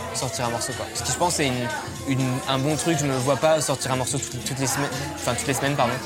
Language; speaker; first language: French; native; French